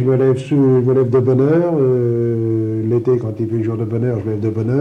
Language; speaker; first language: French; native; French